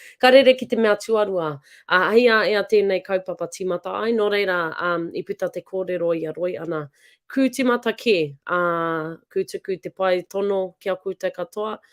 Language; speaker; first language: Māori; native; Māori